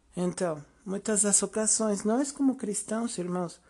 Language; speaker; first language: Portuguese; non-native, fluent; Spanish